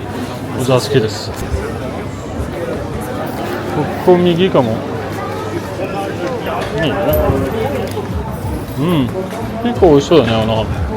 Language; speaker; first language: Japanese; non-native, fluent; French